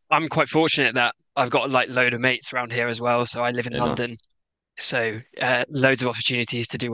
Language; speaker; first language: English; native; English